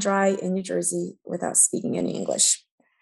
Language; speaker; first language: English; early bilingual, other home language; Romanian